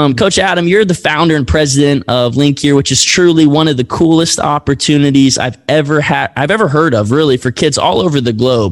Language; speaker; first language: English; native; English